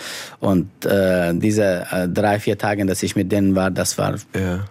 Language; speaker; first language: German; non-native, fluent; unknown